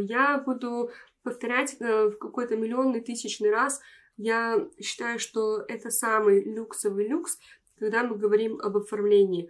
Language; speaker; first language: Russian; native; Russian